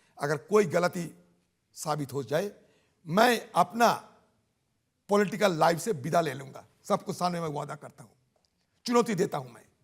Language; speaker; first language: Hindi; non-native, local second language; Bangla